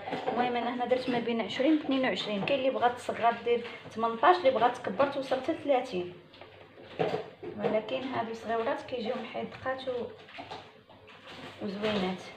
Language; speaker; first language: Arabic; native; Arabic